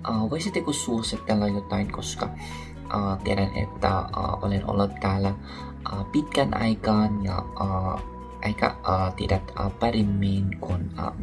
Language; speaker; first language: Finnish; non-native, learner; Filipino